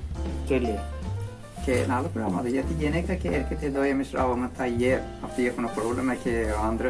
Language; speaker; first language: Greek; non-native, learner; Persian